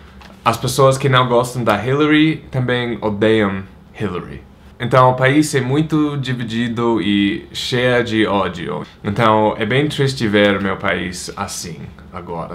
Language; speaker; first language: Portuguese; non-native, fluent; English